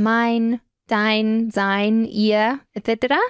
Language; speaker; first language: German; non-native, fluent; Spanish